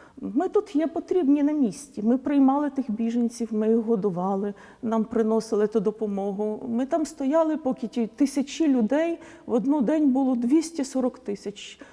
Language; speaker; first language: Ukrainian; non-native, local second language; Polish